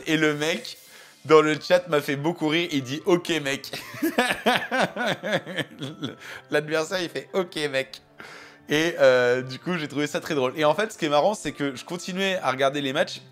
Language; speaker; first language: French; native; French